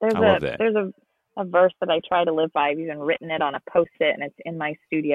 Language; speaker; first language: English; native; English